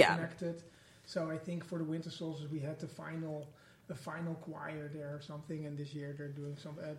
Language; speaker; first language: English; non-native, fluent; Dutch